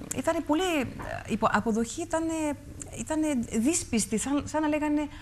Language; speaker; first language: Greek; early bilingual, heritage; Greek